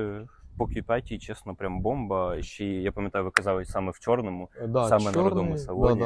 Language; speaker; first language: Ukrainian; native; Ukrainian